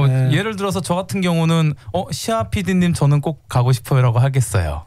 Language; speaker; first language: Korean; native; Korean